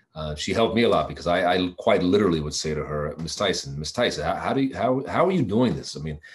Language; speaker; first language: English; native; English